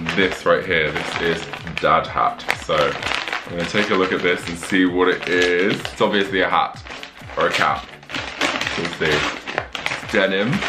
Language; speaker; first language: English; native; English